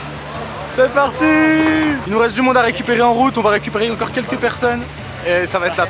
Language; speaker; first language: French; native; French